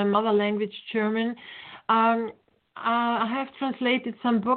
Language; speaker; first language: English; non-native, fluent; German